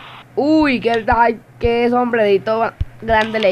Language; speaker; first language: Spanish; native; Spanish